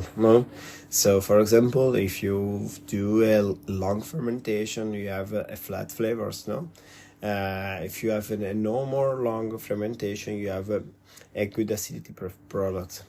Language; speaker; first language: English; non-native, learner; Italian